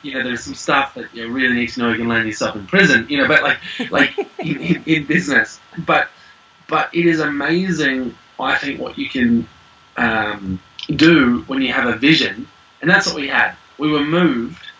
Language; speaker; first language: English; native; English